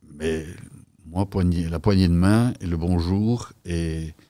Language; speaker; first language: French; native; French